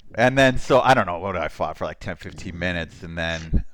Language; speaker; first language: English; native; English